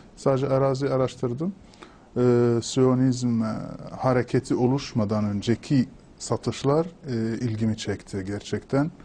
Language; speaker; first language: Turkish; non-native, fluent; Arabic